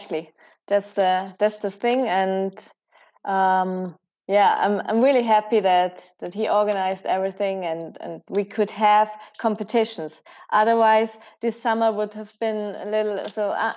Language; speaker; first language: English; non-native, fluent; German